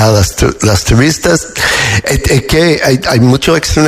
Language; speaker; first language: Spanish; non-native, fluent; English